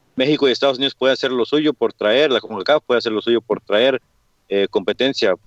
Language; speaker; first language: Spanish; early bilingual, heritage; Spanish